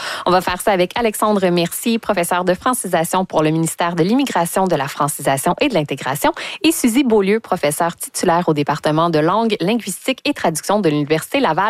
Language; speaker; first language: French; native; French